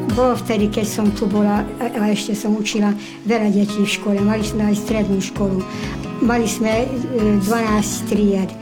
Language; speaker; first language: Slovak; early bilingual, heritage; Slovak